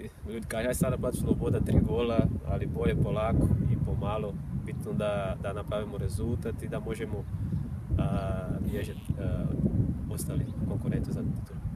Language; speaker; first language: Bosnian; non-native, fluent; Portuguese